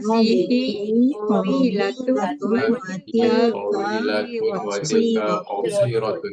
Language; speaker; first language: Arabic; non-native, learner; Malay